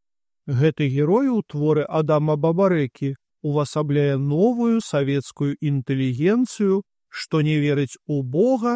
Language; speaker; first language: Belarusian; native; Belarusian